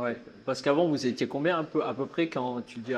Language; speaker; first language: French; native; French